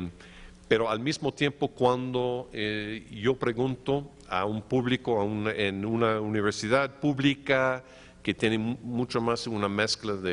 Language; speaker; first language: Spanish; non-native, fluent; English